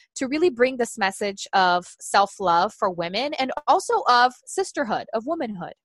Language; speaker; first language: English; non-native, fluent; Portuguese